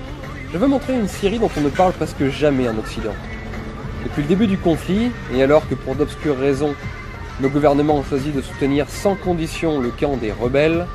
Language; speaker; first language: French; native; French